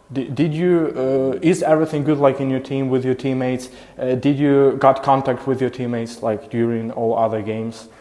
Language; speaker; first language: English; non-native, learner; Ukrainian